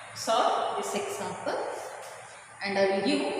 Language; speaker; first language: English; non-native, local second language; Kannada